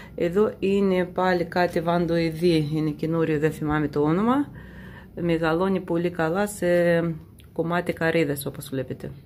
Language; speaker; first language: Greek; non-native, fluent; Russian